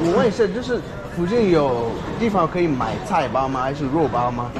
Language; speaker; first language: Chinese; non-native, learner; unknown